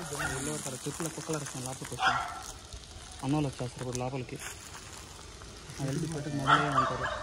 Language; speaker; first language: Telugu; native; Telugu